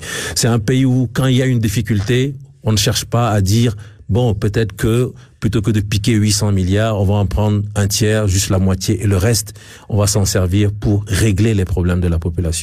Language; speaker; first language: French; non-native, local second language; Ewe